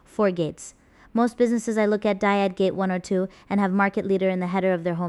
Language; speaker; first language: English; native; English